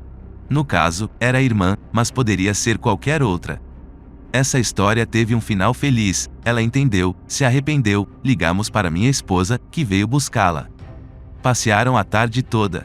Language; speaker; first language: Portuguese; native; Portuguese